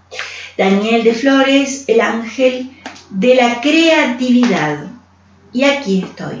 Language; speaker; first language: Spanish; native; Spanish